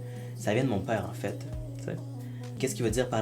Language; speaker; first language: French; native; French